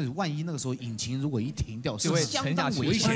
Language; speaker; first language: Chinese; native; Chinese